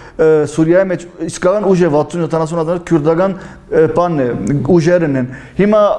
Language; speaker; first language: Armenian; early bilingual, heritage; Armenian